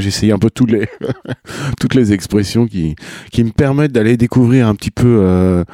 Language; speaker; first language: French; native; French